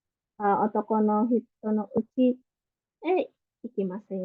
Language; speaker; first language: Japanese; non-native, fluent; Indonesian